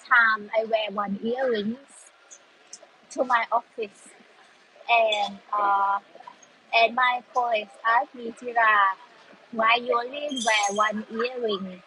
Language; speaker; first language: English; non-native, learner; Thai